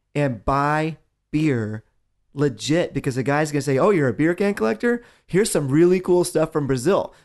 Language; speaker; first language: English; native; English